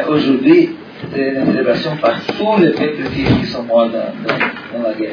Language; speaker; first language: French; non-native, learner; Portuguese